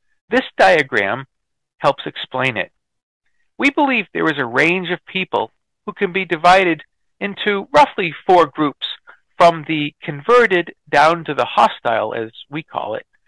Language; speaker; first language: English; native; English